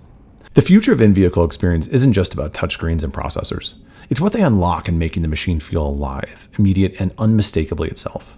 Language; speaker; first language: English; native; English